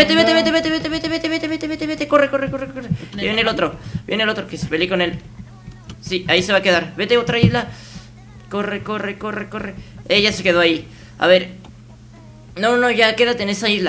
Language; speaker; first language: Spanish; native; Spanish